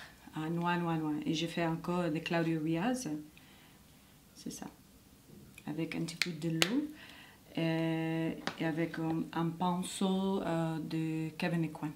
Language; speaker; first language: French; non-native, learner; English